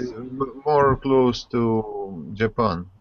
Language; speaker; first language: English; non-native, learner; Russian